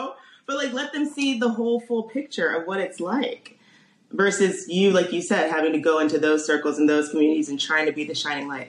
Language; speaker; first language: English; native; English